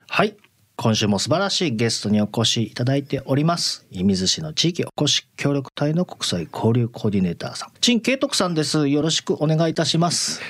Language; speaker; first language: Japanese; native; Japanese